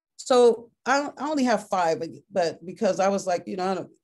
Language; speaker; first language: English; native; English